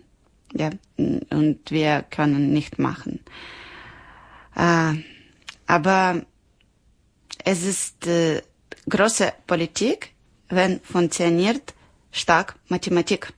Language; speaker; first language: German; non-native, learner; Ukrainian